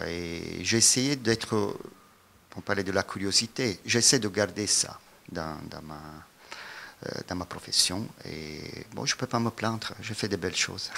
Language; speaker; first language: French; non-native, fluent; Italian